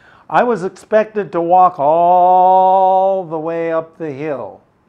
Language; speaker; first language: English; native; English